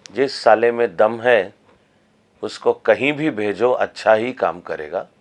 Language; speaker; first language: Hindi; non-native, local second language; Marathi